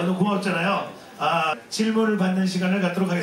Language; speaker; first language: Korean; native; Korean